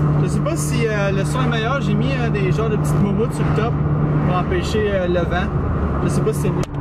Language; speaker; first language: French; native; French